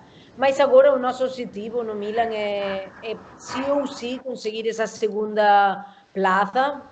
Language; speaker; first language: Portuguese; non-native, learner; Spanish